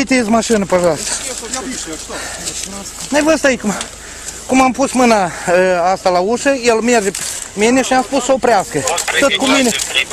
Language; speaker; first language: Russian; non-native, local second language; Romanian